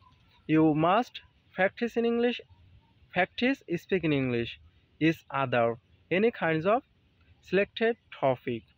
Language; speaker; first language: English; non-native, learner; Bangla